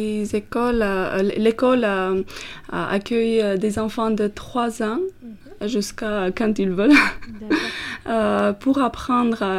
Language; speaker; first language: French; non-native, fluent; Armenian